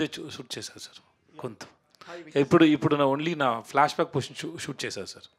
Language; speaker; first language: Telugu; non-native, learner; Tamil